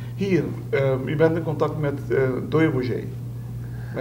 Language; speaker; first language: Dutch; non-native, local second language; Papiamento